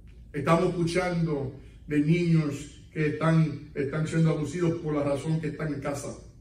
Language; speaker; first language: Spanish; native; Spanish